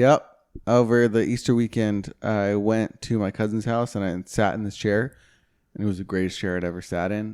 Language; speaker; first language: English; native; English